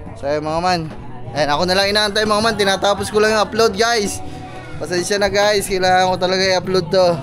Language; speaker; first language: Filipino; non-native, local second language; Cebuano